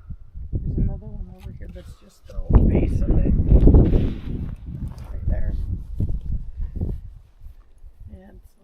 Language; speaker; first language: English; native; English